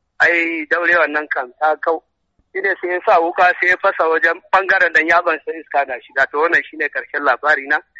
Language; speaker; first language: Hausa; native; Hausa